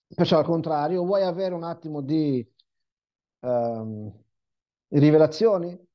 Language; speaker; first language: Italian; non-native, fluent; Hebrew